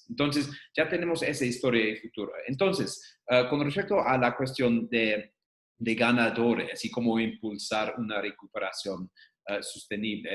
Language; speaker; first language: Spanish; non-native, fluent; English